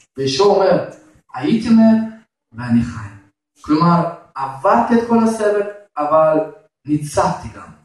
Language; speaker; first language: Hebrew; non-native, fluent; Russian